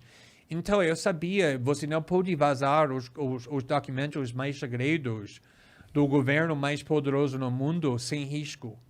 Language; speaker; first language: Portuguese; non-native, fluent; English